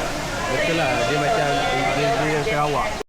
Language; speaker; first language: Malay; native; Malay